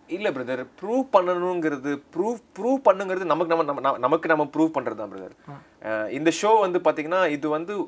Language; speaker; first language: Tamil; native; Tamil